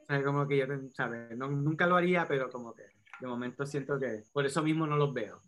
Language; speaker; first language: Spanish; native; Spanish